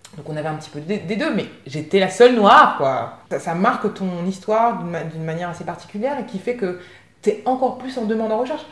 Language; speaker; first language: French; native; French